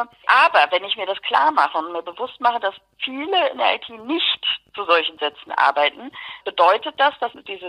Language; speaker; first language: German; native; German